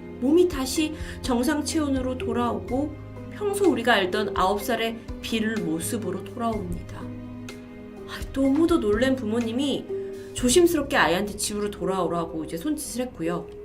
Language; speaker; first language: Korean; native; Korean